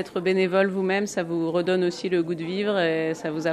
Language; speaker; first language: French; native; French